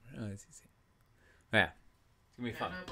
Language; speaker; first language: English; native; English